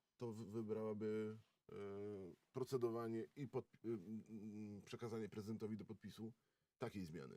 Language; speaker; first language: Polish; native; Polish